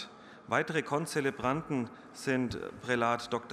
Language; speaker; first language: German; native; German